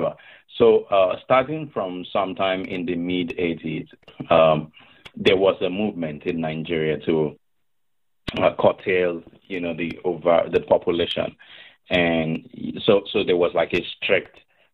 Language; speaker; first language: English; non-native, local second language; Igbo